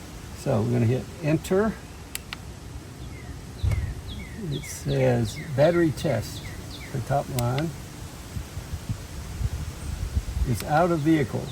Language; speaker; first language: English; native; English